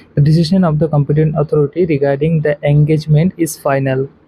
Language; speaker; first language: English; non-native, local second language; Bangla